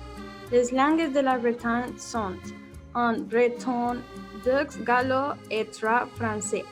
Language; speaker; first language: French; non-native, learner; Spanish